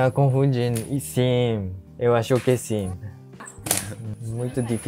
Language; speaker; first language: Portuguese; non-native, learner; Japanese